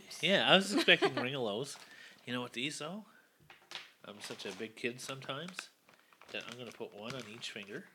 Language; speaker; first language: English; native; English